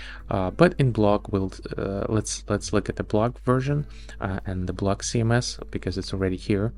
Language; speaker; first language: English; non-native, fluent; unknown